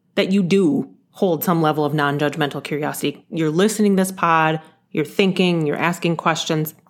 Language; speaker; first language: English; early bilingual, other home language; Yoruba